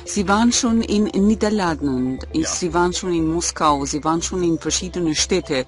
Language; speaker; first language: German; non-native, learner; Albanian